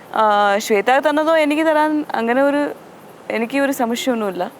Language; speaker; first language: Malayalam; non-native, fluent; Tamil